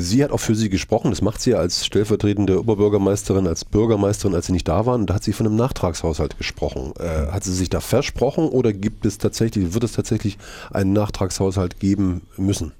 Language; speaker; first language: German; native; German